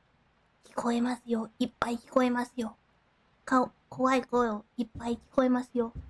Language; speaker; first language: Japanese; non-native, learner; Thai